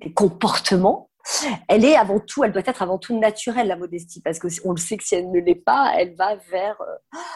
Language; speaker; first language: French; native; French